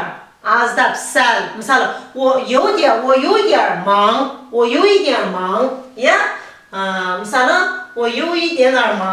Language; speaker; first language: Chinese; non-native, fluent; Kazakh